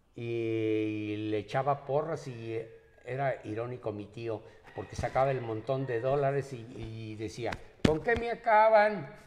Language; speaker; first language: Spanish; native; Spanish